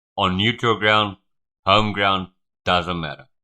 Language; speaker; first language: English; non-native, local second language; Afrikaans